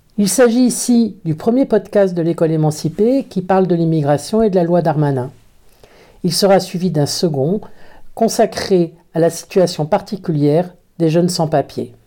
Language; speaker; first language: French; native; French